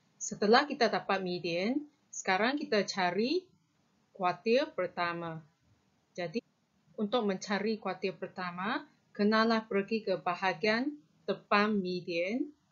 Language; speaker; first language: Malay; non-native, local second language; Chinese